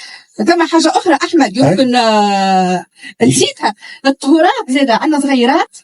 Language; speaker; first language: Arabic; native; Arabic